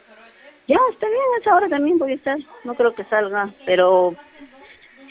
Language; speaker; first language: Spanish; native; Spanish